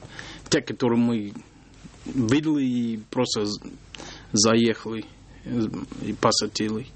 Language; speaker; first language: Russian; non-native, learner; English